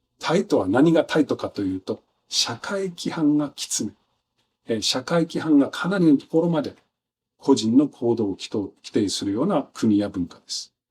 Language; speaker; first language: Japanese; non-native, fluent; Danish